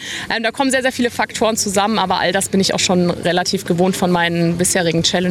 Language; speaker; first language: German; native; German